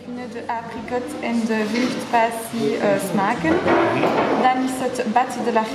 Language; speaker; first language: Dutch; non-native, learner; French